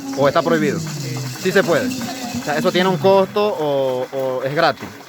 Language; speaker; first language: Spanish; native; Spanish